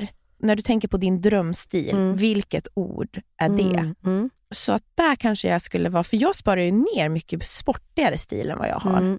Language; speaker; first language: Swedish; native; Swedish